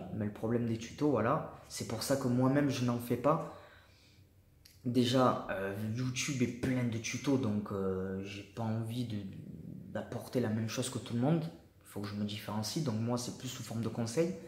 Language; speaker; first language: French; native; French